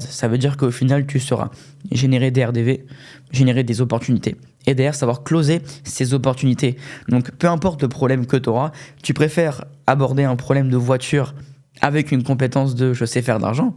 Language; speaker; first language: French; native; French